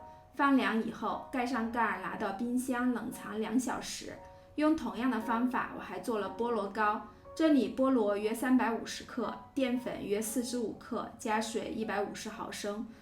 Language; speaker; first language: Chinese; native; Chinese